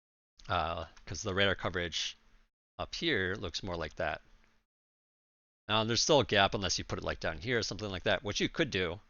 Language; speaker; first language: English; native; English